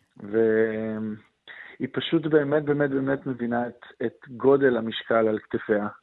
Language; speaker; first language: Hebrew; native; Hebrew